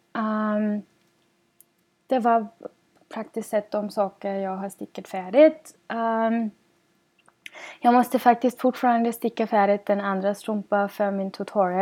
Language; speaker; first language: Swedish; non-native, fluent; German